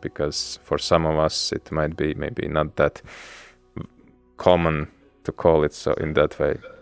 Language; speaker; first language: English; non-native, fluent; Latvian